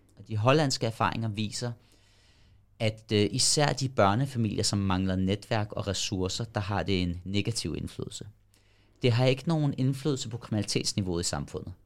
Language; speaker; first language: Danish; early bilingual, other home language; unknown